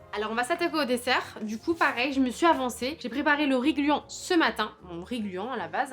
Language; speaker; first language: French; native; French